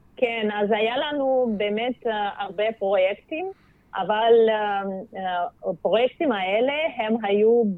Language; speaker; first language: Hebrew; non-native, fluent; Russian